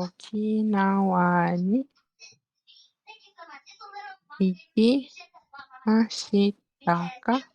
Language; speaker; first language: Japanese; non-native, learner; Malay